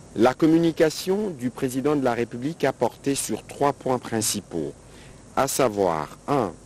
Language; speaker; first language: French; non-native, local second language; Lingala